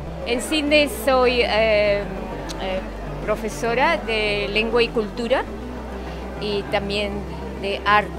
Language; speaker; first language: Spanish; non-native, fluent; Quechua